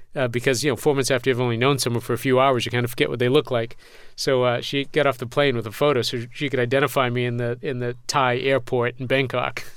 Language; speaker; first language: English; native; English